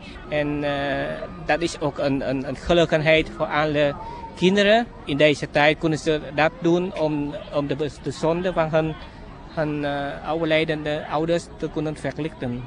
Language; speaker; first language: Dutch; non-native, learner; Vietnamese